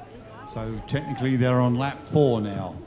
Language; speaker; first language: English; native; English